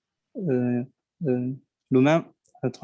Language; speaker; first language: French; non-native, learner; Chinese